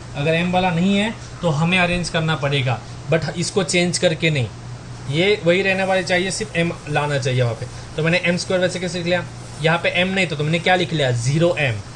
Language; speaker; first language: Hindi; non-native, local second language; Marathi